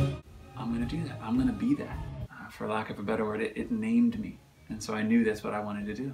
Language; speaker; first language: English; native; English